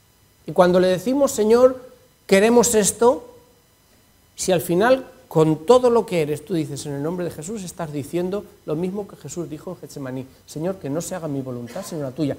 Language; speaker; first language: Spanish; native; Spanish